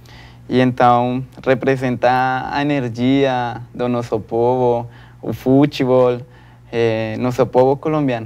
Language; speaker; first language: Portuguese; non-native, learner; Spanish